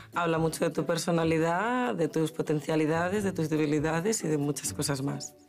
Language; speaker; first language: Spanish; native; Spanish